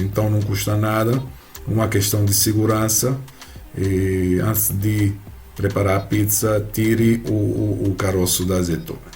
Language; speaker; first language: Portuguese; non-native, fluent; Italian